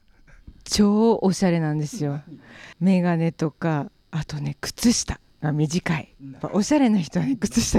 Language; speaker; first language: Japanese; native; Japanese